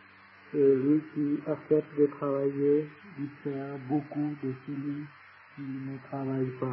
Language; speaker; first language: French; non-native, fluent; Vietnamese